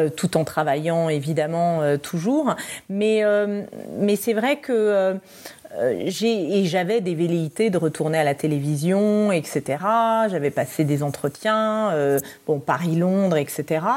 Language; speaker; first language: French; native; French